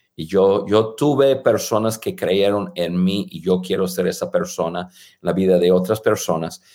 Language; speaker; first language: Spanish; non-native, fluent; English